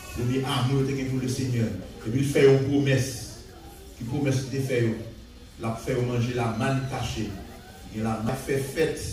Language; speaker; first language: French; non-native, local second language; Haitian Creole